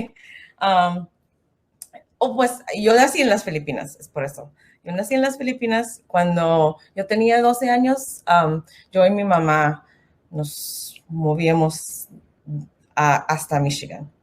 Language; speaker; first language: Spanish; non-native, learner; English